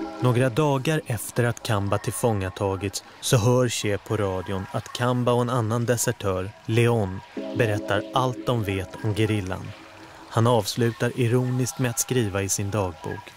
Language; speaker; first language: Swedish; native; Swedish